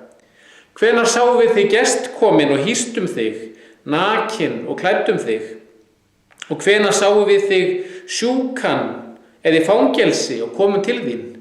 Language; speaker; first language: Icelandic; native; Icelandic